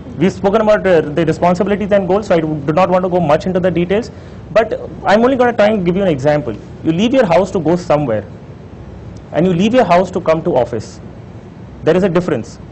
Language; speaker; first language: English; non-native, local second language; Hindi